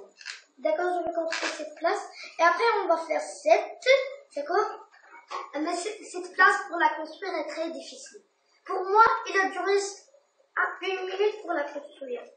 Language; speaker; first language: French; non-native, learner; Arabic